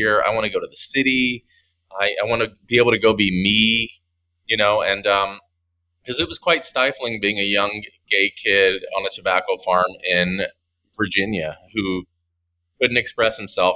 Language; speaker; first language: English; native; English